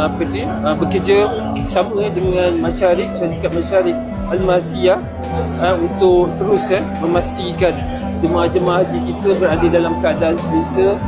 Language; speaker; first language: Malay; native; Malay